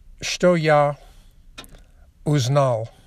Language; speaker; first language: Russian; non-native, learner; English